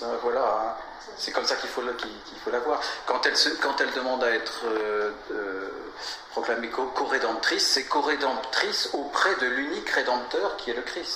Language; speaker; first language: French; native; French